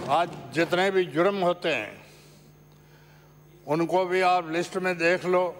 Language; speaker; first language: Hindi; native; Hindi